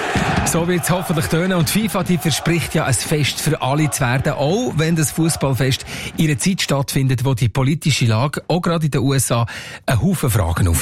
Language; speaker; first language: German; native; German